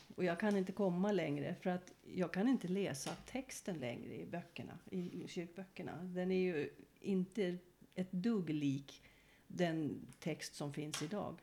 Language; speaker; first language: Swedish; native; Swedish